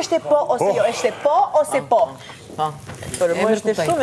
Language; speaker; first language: Albanian; non-native, learner; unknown